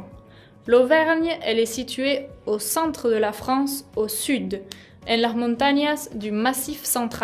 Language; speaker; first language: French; non-native, fluent; Spanish